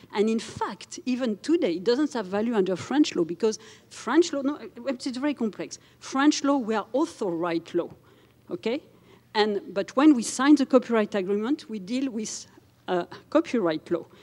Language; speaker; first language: English; non-native, fluent; French